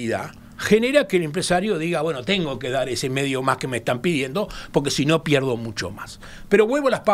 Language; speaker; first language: Spanish; native; Spanish